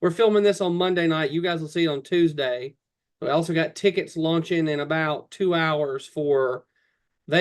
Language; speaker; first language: English; native; English